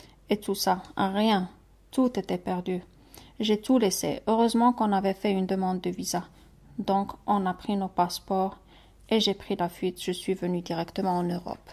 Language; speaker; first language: French; non-native, local second language; Arabic